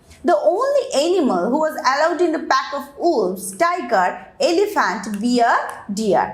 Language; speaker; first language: English; non-native, local second language; Bangla